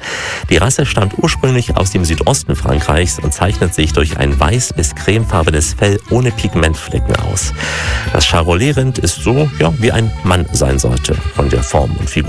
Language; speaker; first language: German; native; German